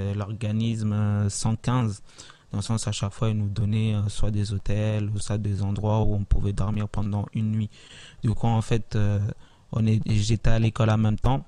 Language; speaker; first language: French; early bilingual, other home language; Italian